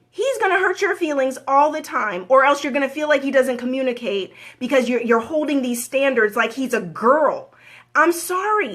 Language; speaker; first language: English; native; English